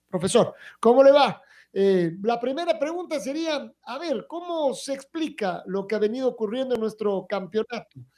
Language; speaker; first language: Spanish; native; Spanish